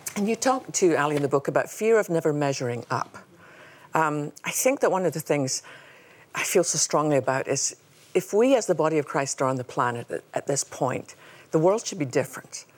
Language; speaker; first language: English; native; English